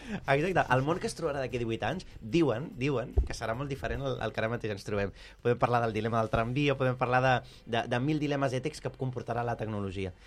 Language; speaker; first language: Catalan; early bilingual, other home language; Arabic